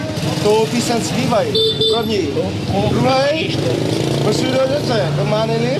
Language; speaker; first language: Czech; non-native, learner; Vietnamese